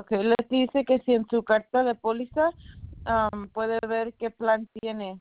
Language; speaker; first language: Spanish; early bilingual, heritage; Spanish